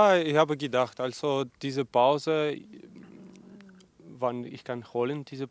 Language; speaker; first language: German; non-native, learner; Russian